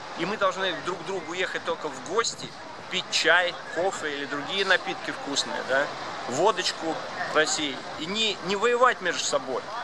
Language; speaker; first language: Russian; non-native, local second language; Latvian